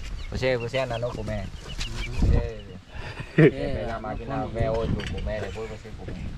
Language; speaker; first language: Portuguese; non-native, learner; Vietnamese